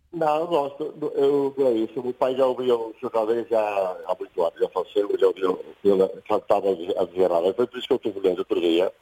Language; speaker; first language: Portuguese; native; Portuguese